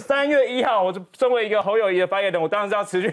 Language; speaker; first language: Chinese; native; Chinese